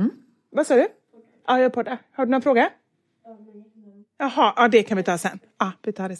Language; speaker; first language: Swedish; native; Swedish